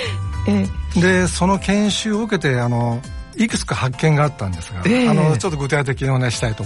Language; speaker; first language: Japanese; native; Japanese